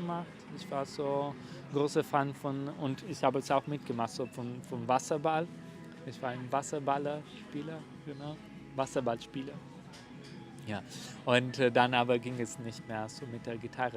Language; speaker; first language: German; non-native, fluent; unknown